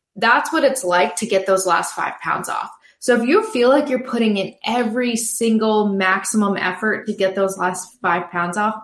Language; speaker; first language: English; native; English